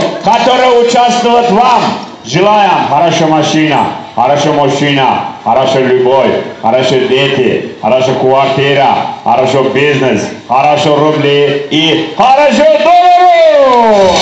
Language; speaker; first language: Russian; non-native, learner; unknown